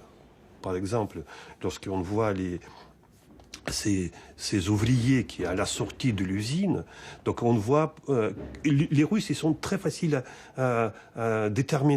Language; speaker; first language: French; non-native, fluent; Russian